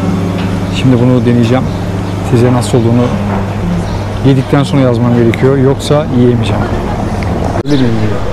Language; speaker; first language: Turkish; native; Turkish